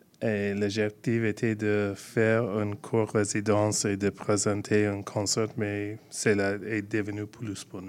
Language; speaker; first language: French; non-native, learner; Persian